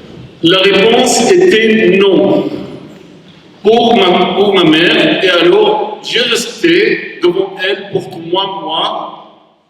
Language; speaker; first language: French; non-native, learner; Arabic